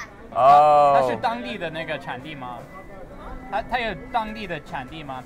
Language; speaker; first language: Chinese; non-native, fluent; English